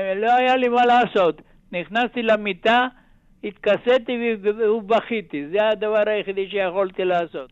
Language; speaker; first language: Hebrew; non-native, fluent; Ladino